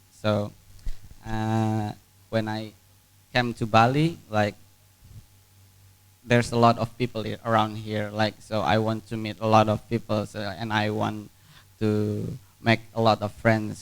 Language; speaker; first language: English; non-native, fluent; Indonesian